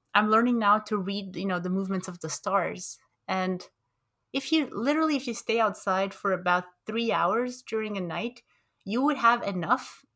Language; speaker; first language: English; early bilingual, other home language; Romanian